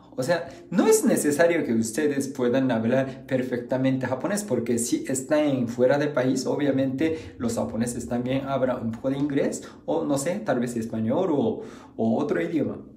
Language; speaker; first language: Spanish; non-native, fluent; Japanese